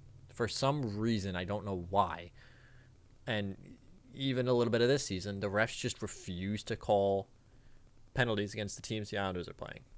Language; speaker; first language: English; native; English